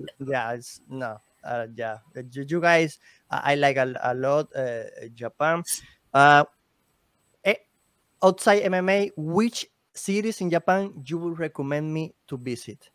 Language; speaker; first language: English; non-native, learner; Spanish